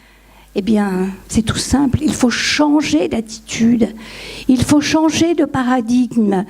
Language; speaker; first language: French; native; French